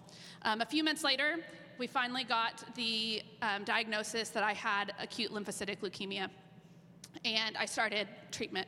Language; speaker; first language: English; native; English